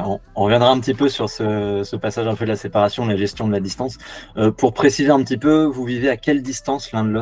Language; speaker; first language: French; native; French